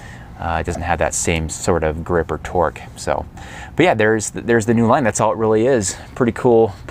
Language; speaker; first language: English; native; English